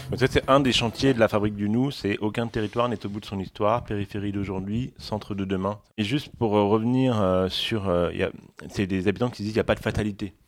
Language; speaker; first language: French; native; French